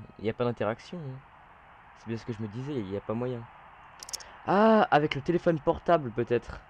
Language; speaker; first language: French; native; French